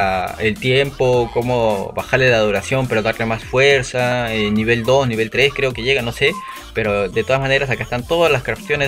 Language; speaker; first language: Spanish; native; Spanish